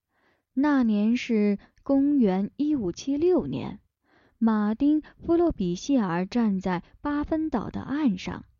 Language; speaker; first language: Chinese; native; Chinese